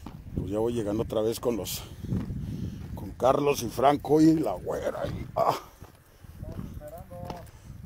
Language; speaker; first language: Spanish; native; Spanish